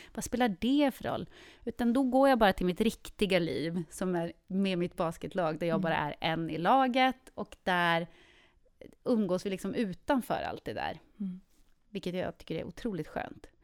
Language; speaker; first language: Swedish; native; Swedish